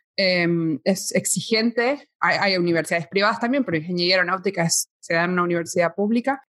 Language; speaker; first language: Spanish; native; Spanish